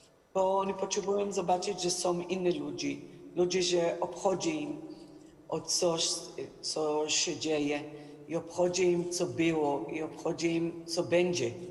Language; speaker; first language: Polish; non-native, learner; Hebrew